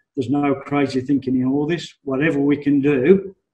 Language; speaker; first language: English; native; English